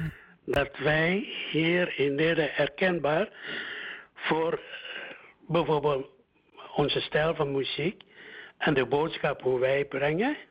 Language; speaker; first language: Dutch; early bilingual, other home language; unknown